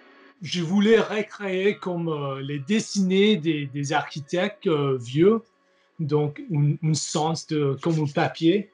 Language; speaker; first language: French; non-native, learner; English